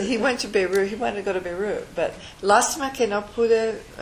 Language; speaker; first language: English; native; English